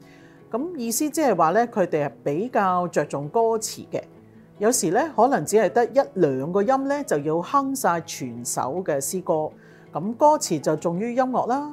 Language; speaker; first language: Chinese; native; Chinese